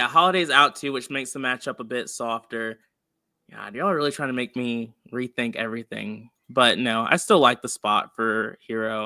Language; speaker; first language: English; native; English